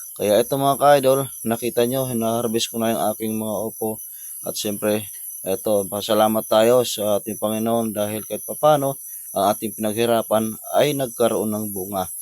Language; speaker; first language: Filipino; native; Filipino